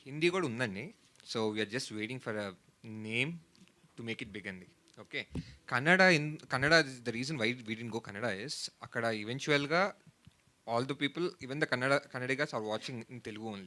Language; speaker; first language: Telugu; native; Telugu